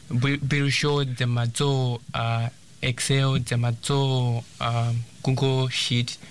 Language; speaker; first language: Chinese; non-native, learner; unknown